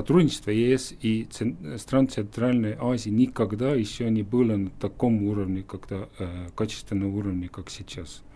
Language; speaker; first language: Russian; non-native, fluent; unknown